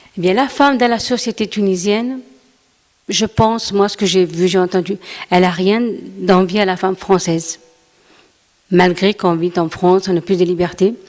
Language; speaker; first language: French; non-native, local second language; Arabic